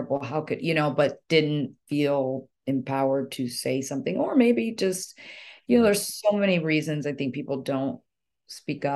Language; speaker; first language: English; early bilingual, other home language; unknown